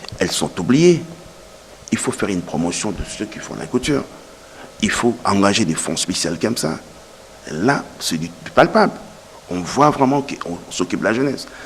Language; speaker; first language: French; non-native, local second language; Lingala